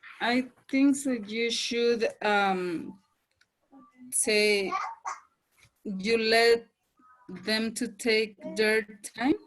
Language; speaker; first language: English; non-native, learner; Spanish